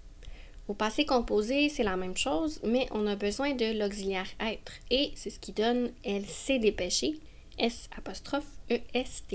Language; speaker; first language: French; native; French